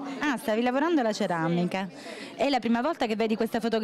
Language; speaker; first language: Italian; native; Italian